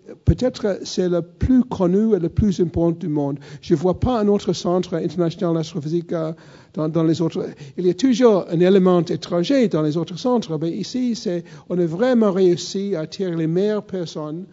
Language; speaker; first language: French; non-native, fluent; English